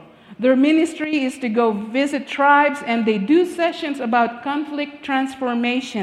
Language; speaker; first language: English; non-native, local second language; Filipino